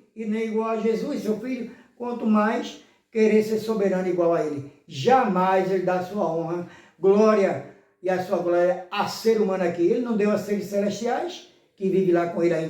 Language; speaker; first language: Portuguese; native; Portuguese